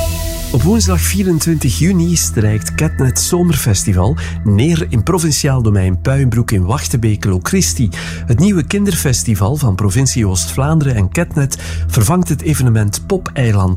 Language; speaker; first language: Dutch; native; Dutch